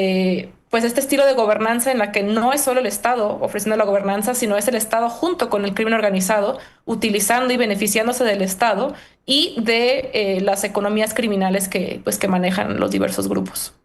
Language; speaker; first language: Spanish; native; Spanish